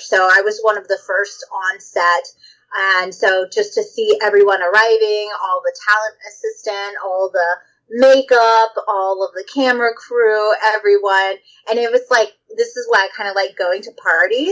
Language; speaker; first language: English; native; English